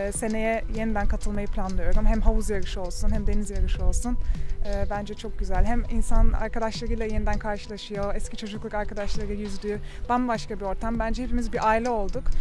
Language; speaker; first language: Turkish; early bilingual, heritage; Turkish